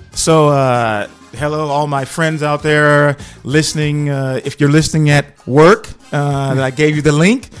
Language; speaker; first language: English; native; English